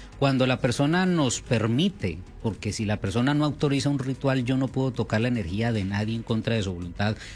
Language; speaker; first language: Spanish; native; Spanish